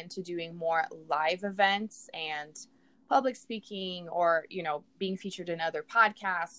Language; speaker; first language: English; non-native, fluent; Portuguese